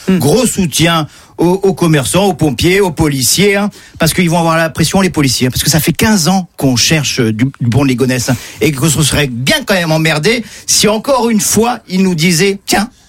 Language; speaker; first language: French; native; French